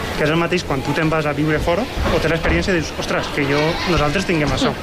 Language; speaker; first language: Catalan; native; Catalan